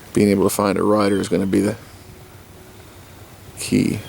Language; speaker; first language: English; native; English